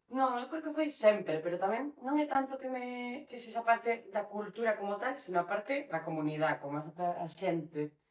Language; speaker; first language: Galician; non-native, local second language; Spanish